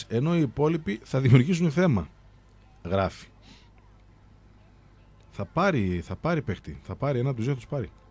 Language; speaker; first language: Greek; native; Greek